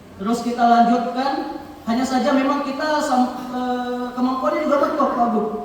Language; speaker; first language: Indonesian; native; Indonesian